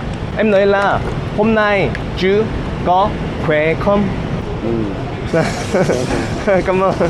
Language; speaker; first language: Vietnamese; non-native, learner; Korean